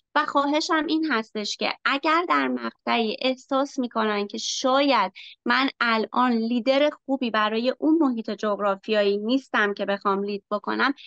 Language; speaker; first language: Persian; native; Persian